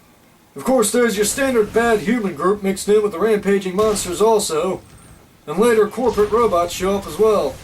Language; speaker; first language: English; native; English